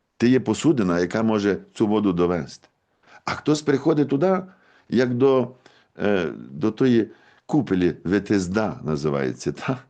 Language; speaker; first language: Ukrainian; native; Ukrainian